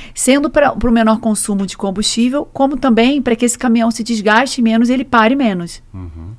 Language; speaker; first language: Portuguese; native; Portuguese